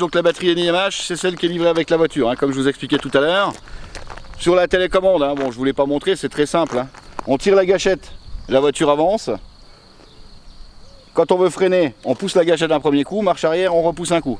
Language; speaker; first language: French; native; French